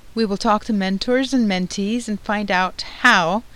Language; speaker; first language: English; non-native, fluent; Turkish